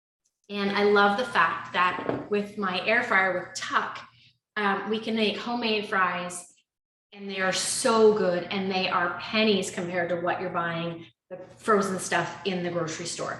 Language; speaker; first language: English; native; English